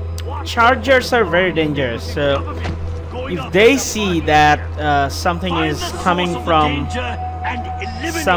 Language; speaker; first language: English; non-native, fluent; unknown